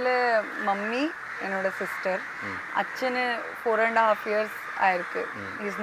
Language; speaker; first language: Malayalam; non-native, learner; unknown